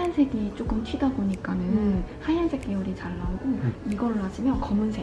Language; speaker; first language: Korean; native; Korean